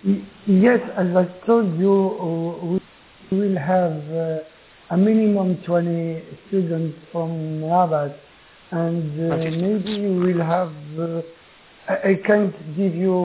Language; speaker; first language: English; non-native, learner; Arabic